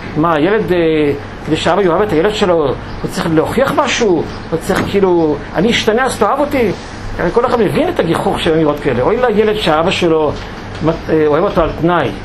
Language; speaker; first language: Hebrew; native; Hebrew